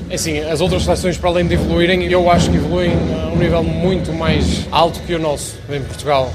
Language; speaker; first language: Portuguese; native; Portuguese